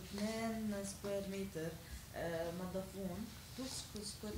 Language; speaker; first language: Arabic; native; Arabic